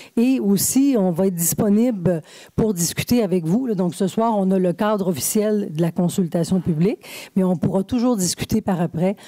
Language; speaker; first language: French; native; French